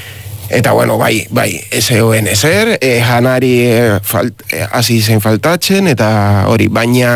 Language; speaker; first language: Basque; non-native, learner; Spanish